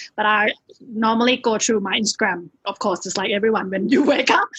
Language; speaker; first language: English; non-native, fluent; Thai